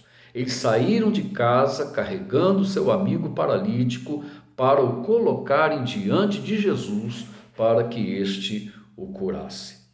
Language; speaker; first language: Portuguese; native; Portuguese